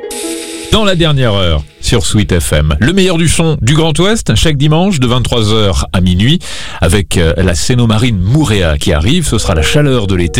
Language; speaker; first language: French; native; French